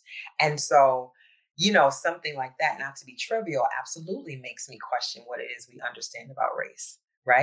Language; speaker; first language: English; native; English